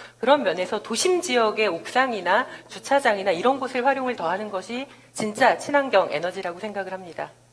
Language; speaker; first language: Korean; native; Korean